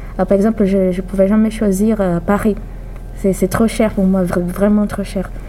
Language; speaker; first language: French; non-native, fluent; Portuguese